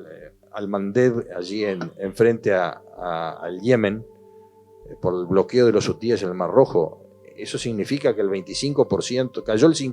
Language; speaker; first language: Spanish; native; Spanish